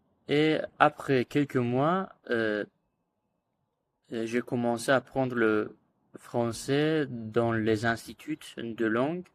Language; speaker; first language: French; non-native, learner; Azerbaijani